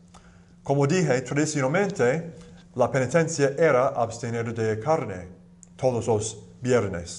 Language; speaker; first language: Spanish; non-native, fluent; English